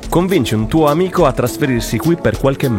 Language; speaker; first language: Italian; native; Italian